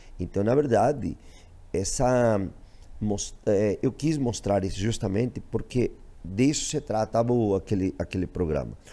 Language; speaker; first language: Portuguese; non-native, fluent; Spanish